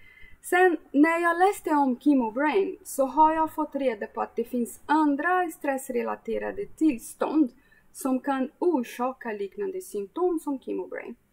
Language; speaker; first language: Swedish; non-native, fluent; Portuguese